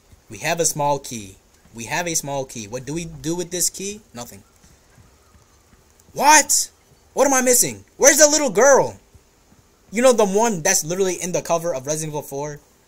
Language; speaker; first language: English; native; English